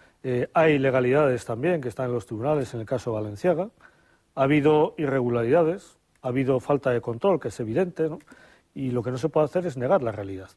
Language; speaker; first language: Spanish; native; Spanish